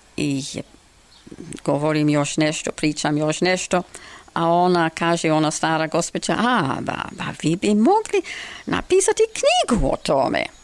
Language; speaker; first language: Serbian; non-native, fluent; English